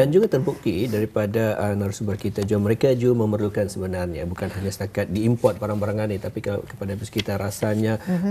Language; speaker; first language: Malay; native; Malay